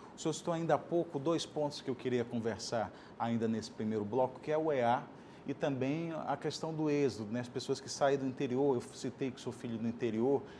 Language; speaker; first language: Portuguese; native; Portuguese